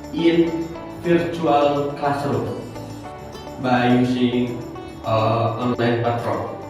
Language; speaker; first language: English; non-native, learner; Indonesian